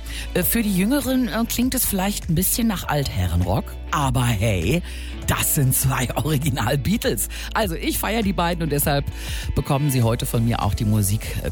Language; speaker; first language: German; native; German